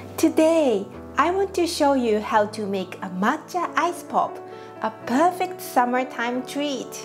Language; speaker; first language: English; non-native, fluent; Japanese